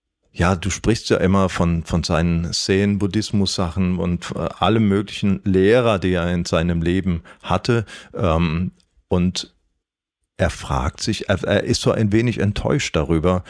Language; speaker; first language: German; native; German